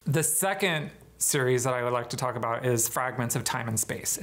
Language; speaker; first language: English; native; English